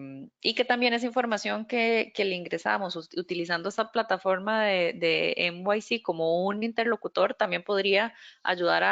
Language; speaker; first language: Spanish; native; Spanish